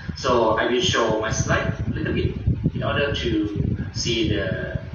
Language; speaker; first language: English; non-native, learner; Thai